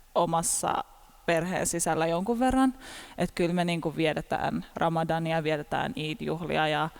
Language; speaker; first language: Finnish; early bilingual, other home language; Persian